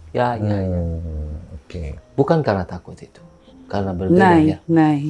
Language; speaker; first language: Indonesian; non-native, local second language; Sundanese